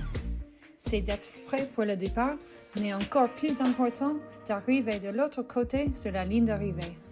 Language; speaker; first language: French; non-native, learner; English